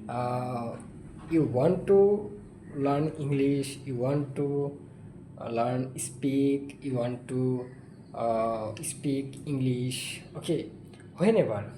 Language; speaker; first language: English; non-native, learner; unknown